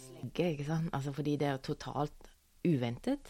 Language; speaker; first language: Norwegian; non-native, fluent; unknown